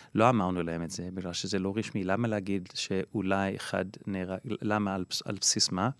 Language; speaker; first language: Hebrew; non-native, fluent; English